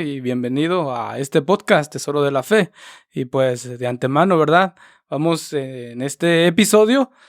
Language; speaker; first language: Spanish; native; Spanish